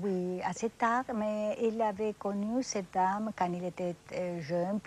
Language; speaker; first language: French; non-native, fluent; Spanish